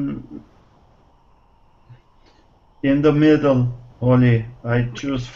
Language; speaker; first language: English; non-native, learner; Turkish